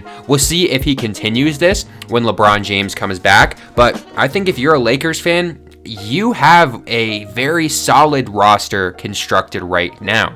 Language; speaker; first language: English; native; English